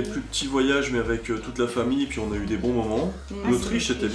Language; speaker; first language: French; native; French